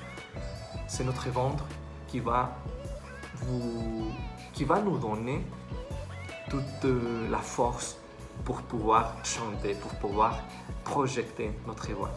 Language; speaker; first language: French; non-native, fluent; Spanish